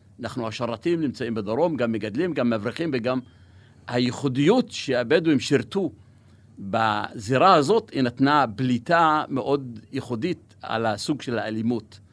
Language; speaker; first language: Hebrew; non-native, local second language; Arabic